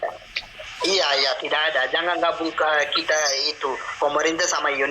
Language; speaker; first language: Indonesian; non-native, learner; Rohingya